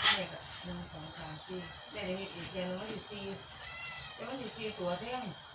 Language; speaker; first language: Thai; native; Thai